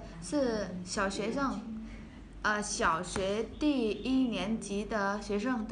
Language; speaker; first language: Chinese; non-native, fluent; Vietnamese